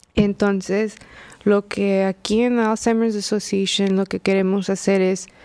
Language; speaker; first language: Spanish; early bilingual, heritage; Spanish